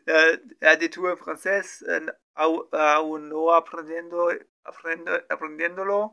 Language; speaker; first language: Spanish; non-native, learner; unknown